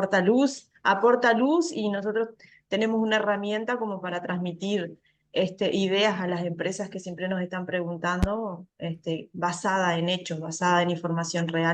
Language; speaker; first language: Spanish; native; Spanish